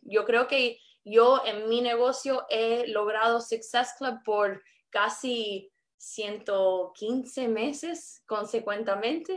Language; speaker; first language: Spanish; early bilingual, heritage; English